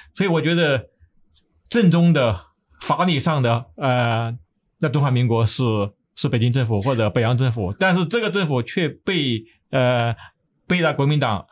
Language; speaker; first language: Chinese; native; Chinese